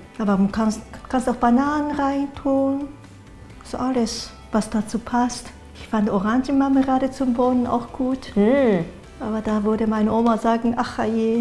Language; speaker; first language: German; non-native, fluent; Japanese